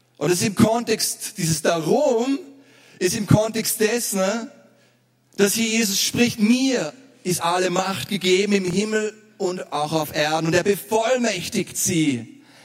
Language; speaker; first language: German; native; German